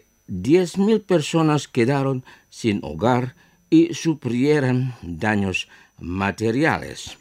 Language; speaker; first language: Spanish; non-native, fluent; Indonesian